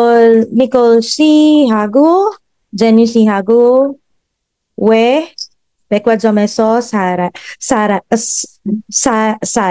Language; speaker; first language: Korean; non-native, fluent; Filipino